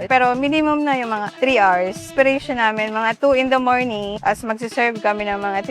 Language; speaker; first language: Filipino; non-native, local second language; Bikol